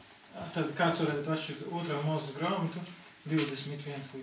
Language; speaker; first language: Latvian; native; Latvian